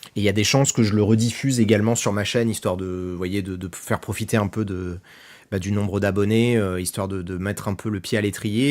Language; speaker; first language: French; native; French